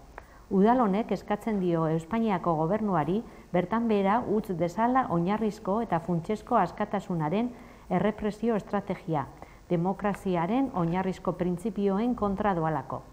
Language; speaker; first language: Basque; native; Basque